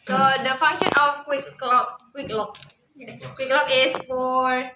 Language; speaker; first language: English; non-native, learner; Indonesian